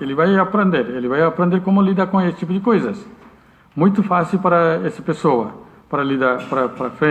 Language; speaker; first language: Portuguese; non-native, learner; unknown